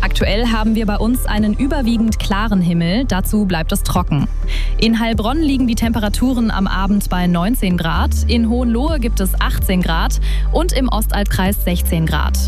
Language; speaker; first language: German; native; German